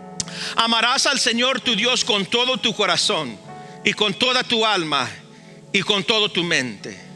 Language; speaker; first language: Spanish; early bilingual, heritage; Spanish